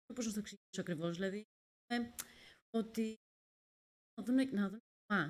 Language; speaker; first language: Greek; native; Greek